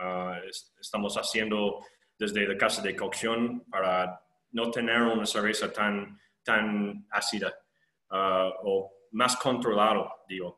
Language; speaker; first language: Spanish; non-native, fluent; English